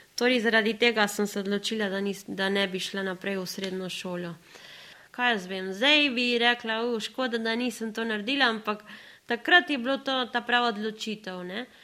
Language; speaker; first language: Slovenian; early bilingual, other home language; Spanish